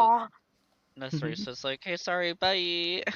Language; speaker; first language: English; native; English